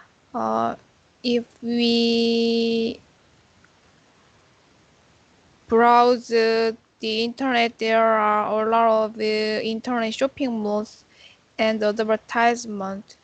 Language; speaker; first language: English; non-native, learner; Korean